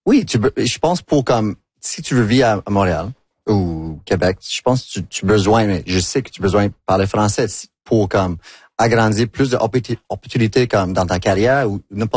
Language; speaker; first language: French; non-native, learner; English